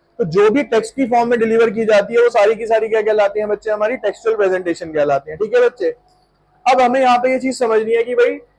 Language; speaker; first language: Hindi; native; Hindi